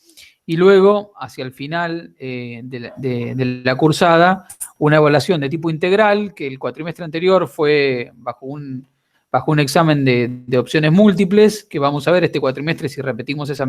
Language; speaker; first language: Spanish; native; Spanish